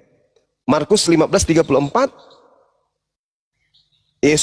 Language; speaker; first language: Indonesian; native; Indonesian